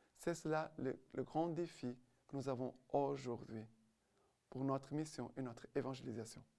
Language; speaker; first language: French; non-native, fluent; Portuguese